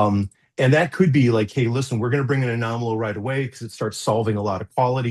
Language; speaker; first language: English; native; English